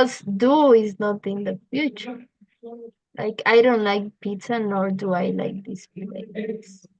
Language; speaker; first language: English; non-native, learner; Spanish